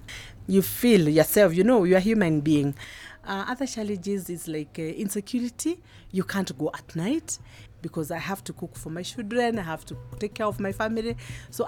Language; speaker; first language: English; non-native, local second language; Kikuyu